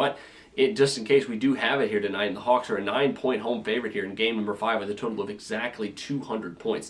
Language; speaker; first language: English; native; English